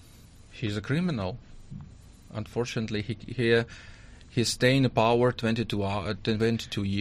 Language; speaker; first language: English; non-native, learner; Russian